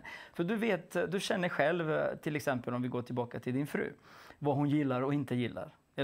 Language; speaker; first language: Swedish; non-native, fluent; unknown